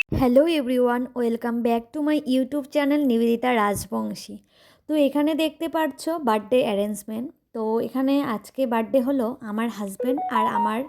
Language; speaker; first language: Bangla; native; Bangla